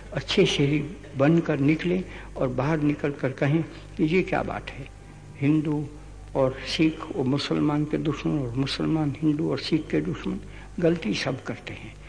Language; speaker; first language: Hindi; non-native, local second language; Gujarati